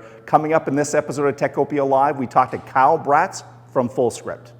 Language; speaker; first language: English; native; English